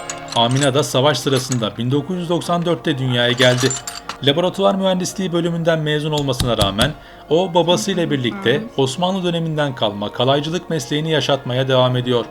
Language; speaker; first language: Turkish; native; Turkish